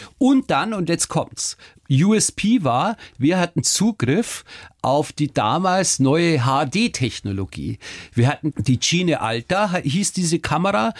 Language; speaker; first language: German; early bilingual, other home language; Turkish